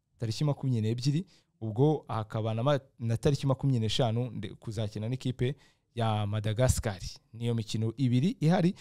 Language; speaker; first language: Kinyarwanda; native; Kinyarwanda